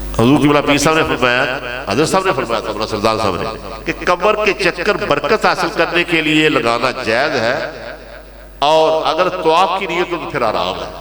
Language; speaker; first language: Urdu; non-native, local second language; Punjabi